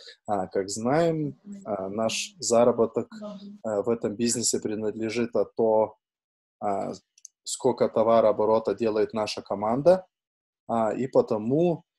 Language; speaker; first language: Russian; non-native, fluent; Lithuanian